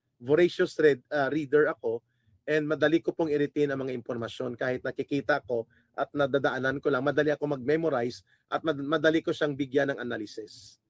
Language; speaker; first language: Filipino; non-native, local second language; Hiligaynon